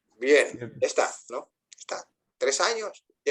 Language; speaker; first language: Spanish; non-native, fluent; Indonesian